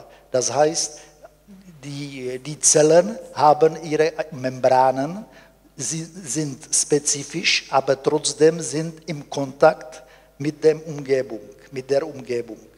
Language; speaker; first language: German; non-native, fluent; Czech